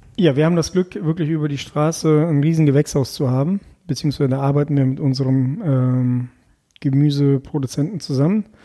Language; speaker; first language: German; early bilingual, other home language; Russian